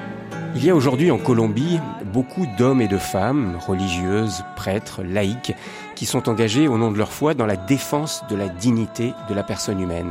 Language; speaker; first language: French; native; French